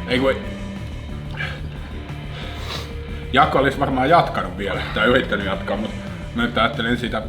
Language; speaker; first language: Finnish; native; Finnish